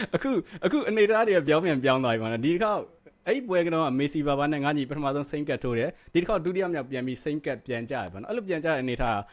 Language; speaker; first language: Burmese; native; Burmese